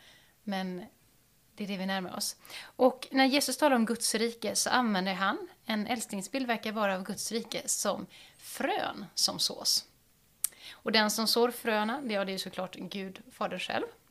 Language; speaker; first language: Swedish; native; Swedish